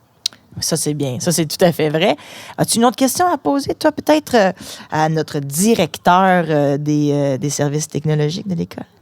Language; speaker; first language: French; native; French